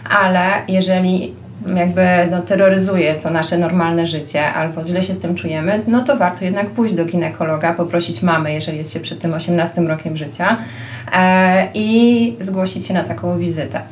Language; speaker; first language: Polish; native; Polish